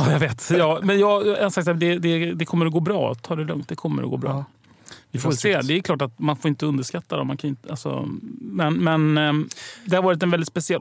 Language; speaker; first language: Swedish; native; Swedish